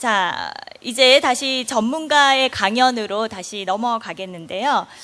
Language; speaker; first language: Korean; native; Korean